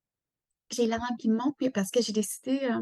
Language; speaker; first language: French; native; French